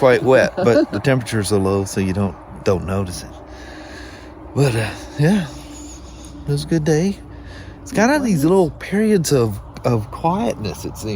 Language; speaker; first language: English; native; English